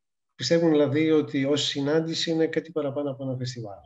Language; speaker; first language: Greek; native; Greek